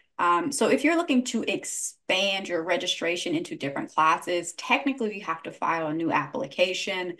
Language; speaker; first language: English; native; English